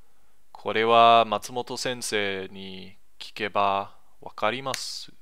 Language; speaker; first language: Japanese; non-native, learner; English